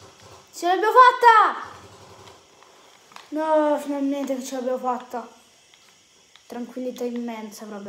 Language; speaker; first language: Italian; native; Italian